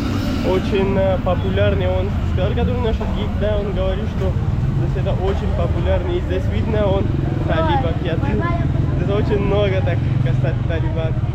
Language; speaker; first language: Russian; non-native, learner; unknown